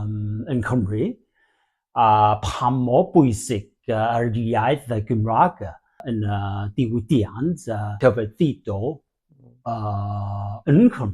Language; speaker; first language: Welsh; non-native, learner; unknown